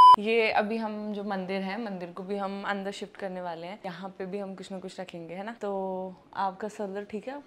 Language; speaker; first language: Hindi; native; Hindi